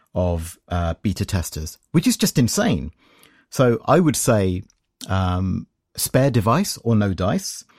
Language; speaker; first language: English; native; English